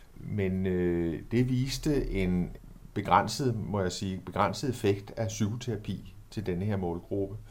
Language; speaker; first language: Danish; native; Danish